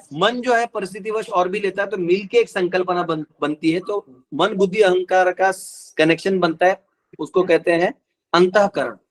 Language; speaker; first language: Hindi; non-native, local second language; Marathi